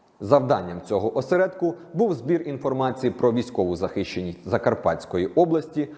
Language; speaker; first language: Ukrainian; native; Ukrainian